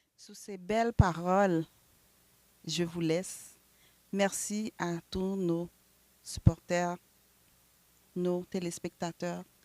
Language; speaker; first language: French; native; French